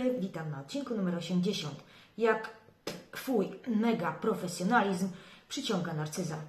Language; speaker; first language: Polish; native; Polish